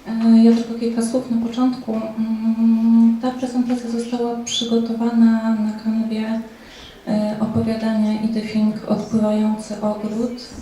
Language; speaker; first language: Polish; native; Polish